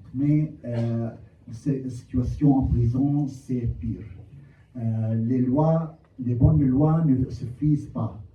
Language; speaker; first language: French; non-native, local second language; Arabic